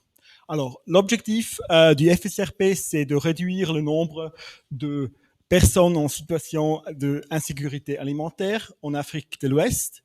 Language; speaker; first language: French; non-native, fluent; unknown